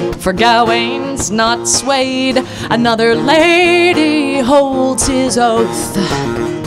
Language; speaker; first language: English; native; English